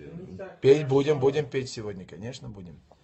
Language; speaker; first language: Russian; non-native, local second language; Latvian